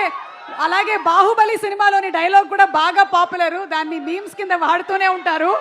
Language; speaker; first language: Telugu; native; Telugu